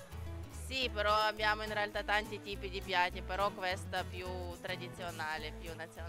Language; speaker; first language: Italian; non-native, learner; Ukrainian